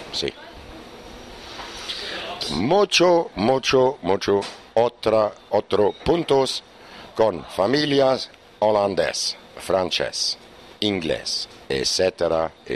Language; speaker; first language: Spanish; non-native, learner; German